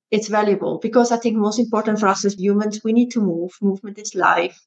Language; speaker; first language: English; non-native, fluent; German